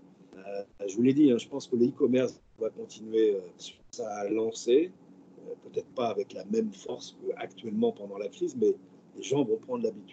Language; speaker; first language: French; native; French